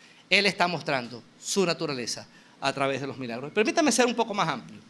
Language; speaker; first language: Spanish; native; Spanish